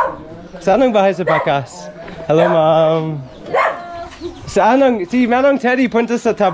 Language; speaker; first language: Filipino; non-native, learner; English